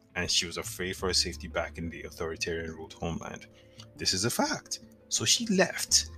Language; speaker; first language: English; non-native, local second language; Yoruba